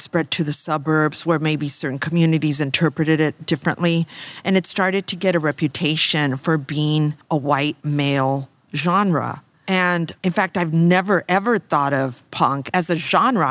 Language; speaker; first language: English; native; English